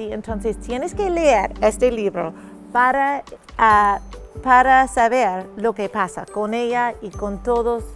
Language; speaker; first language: Spanish; non-native, fluent; English